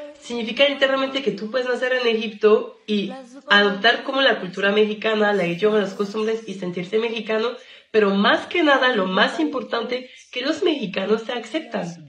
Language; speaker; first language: Spanish; non-native, fluent; French